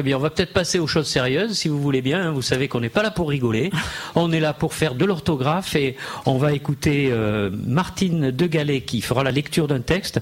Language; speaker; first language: French; native; French